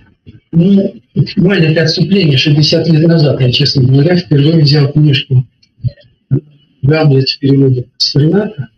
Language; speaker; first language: Russian; native; Russian